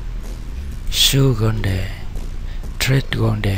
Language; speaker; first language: Swedish; non-native, learner; Vietnamese